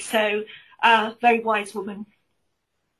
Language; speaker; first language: English; native; English